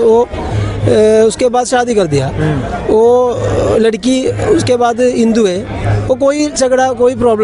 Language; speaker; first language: Hindi; non-native, local second language; Malayalam